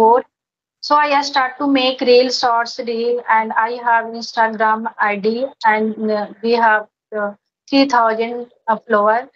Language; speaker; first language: English; non-native, learner; Hindi